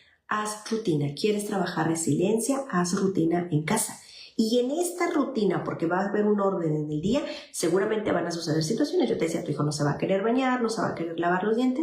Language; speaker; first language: Spanish; native; Spanish